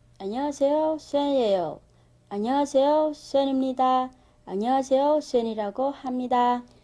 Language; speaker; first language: Korean; non-native, learner; Vietnamese